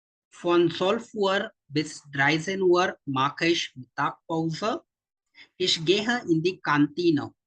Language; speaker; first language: German; non-native, fluent; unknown